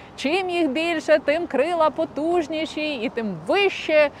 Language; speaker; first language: Ukrainian; native; Ukrainian